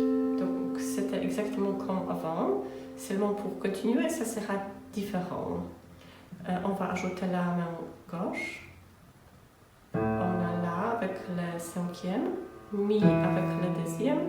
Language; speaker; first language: French; non-native, fluent; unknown